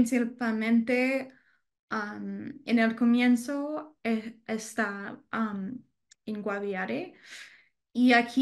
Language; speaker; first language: Spanish; non-native, learner; English